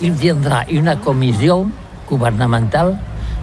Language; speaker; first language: French; non-native, learner; Catalan